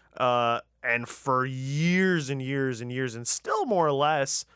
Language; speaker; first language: English; early bilingual, other home language; Persian